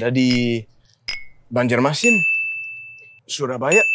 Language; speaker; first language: Indonesian; non-native, learner; Danish